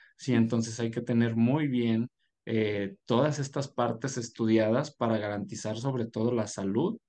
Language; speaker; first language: Spanish; native; Spanish